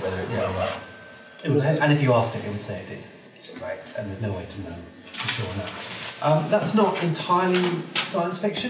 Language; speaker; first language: English; native; English